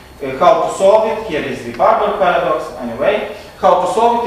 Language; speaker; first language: English; non-native, fluent; Romanian